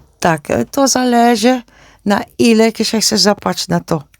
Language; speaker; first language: Polish; non-native, learner; Dutch